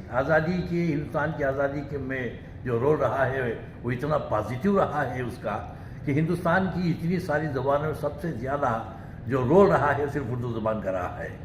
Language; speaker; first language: Urdu; native; Urdu